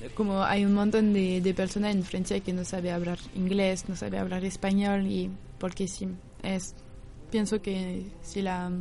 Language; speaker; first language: Spanish; non-native, fluent; French